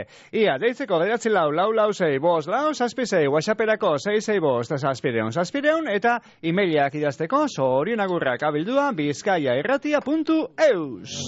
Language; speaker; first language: Basque; native; Basque